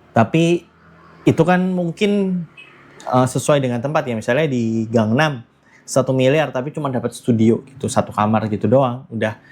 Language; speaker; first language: Indonesian; native; Indonesian